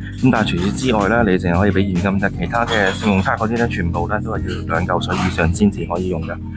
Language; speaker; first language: Cantonese; native; Cantonese